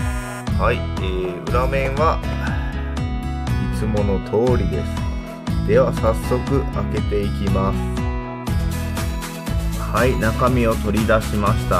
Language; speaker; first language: Japanese; native; Japanese